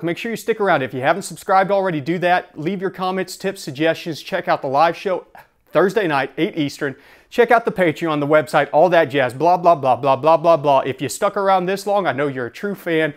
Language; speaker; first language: English; native; English